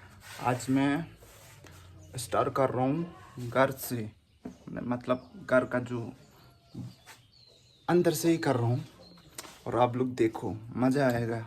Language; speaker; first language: Hindi; non-native, local second language; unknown